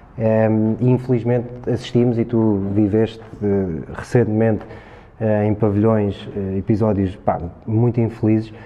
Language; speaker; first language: Portuguese; native; Portuguese